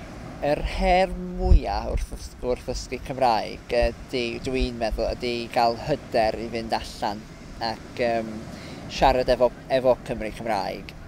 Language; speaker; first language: Welsh; non-native, fluent; English